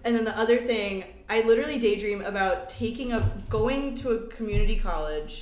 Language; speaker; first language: English; native; English